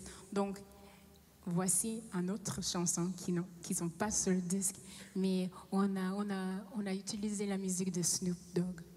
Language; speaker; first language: French; non-native, fluent; English